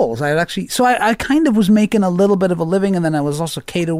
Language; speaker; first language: English; native; English